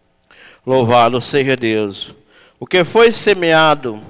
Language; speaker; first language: Portuguese; native; Portuguese